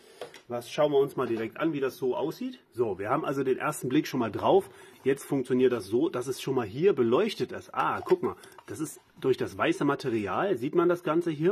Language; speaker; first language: German; native; German